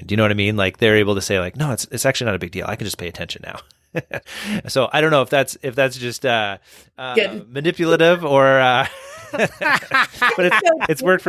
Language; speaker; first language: English; native; English